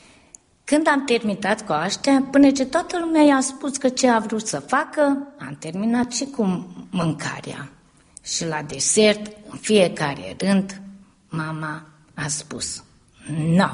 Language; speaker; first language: Romanian; early bilingual, heritage; Romanian